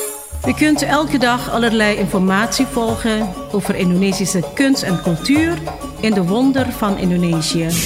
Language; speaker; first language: Dutch; non-native, fluent; Indonesian